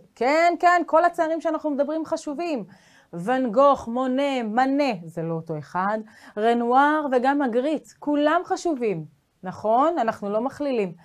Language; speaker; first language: Hebrew; native; Hebrew